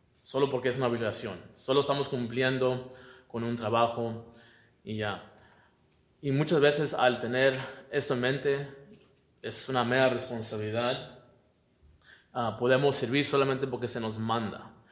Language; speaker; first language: Spanish; native; Spanish